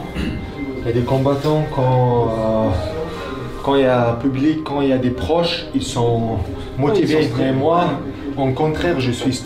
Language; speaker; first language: French; non-native, learner; Chechen